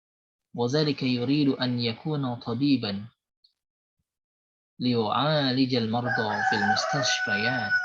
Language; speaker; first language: Arabic; non-native, fluent; Indonesian